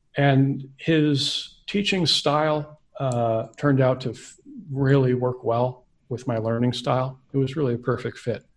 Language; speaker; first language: English; native; English